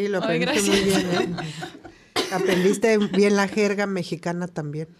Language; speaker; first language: Spanish; native; Spanish